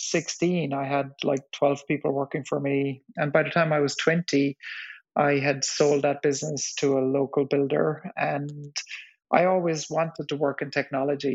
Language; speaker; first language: English; native; English